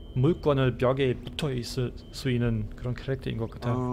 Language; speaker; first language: Korean; non-native, learner; German